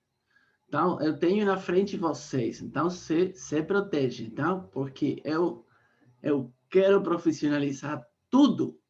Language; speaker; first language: Portuguese; non-native, fluent; Spanish